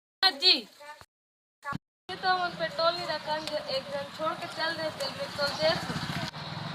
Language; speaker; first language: Hindi; non-native, local second language; Chhattisgarhi